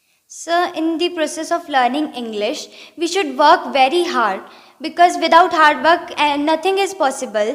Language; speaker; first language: English; non-native, fluent; Hindi